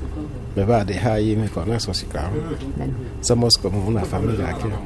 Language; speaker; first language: Spanish; non-native, fluent; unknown